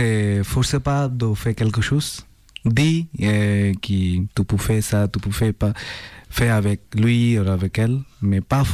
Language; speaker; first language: French; non-native, learner; Bangla